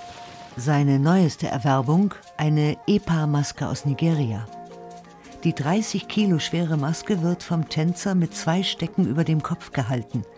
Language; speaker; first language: German; native; German